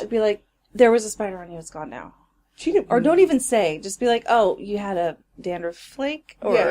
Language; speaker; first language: English; native; English